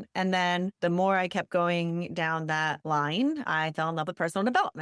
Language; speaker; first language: English; native; English